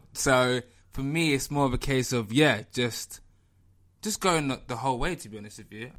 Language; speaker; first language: English; native; English